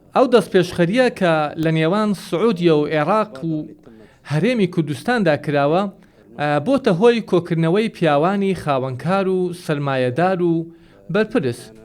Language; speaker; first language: Central Kurdish; non-native, fluent; Arabic